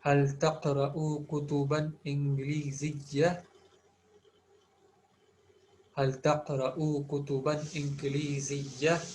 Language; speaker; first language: Arabic; non-native, fluent; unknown